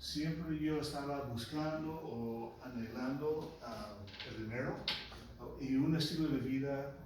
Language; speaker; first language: Spanish; non-native, local second language; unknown